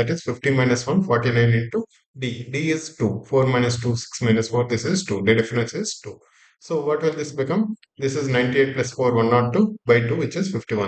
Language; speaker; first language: English; non-native, local second language; Telugu